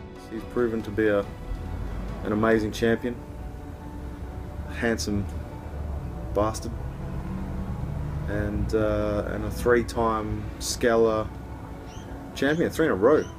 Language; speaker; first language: English; native; English